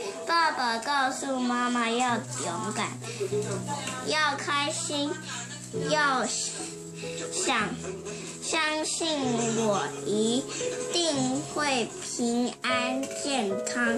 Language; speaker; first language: Chinese; early bilingual, heritage; Chinese